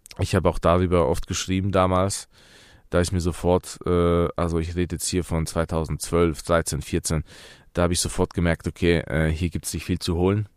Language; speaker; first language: German; early bilingual, other home language; Persian